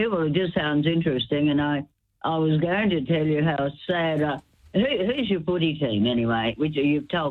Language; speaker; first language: English; native; English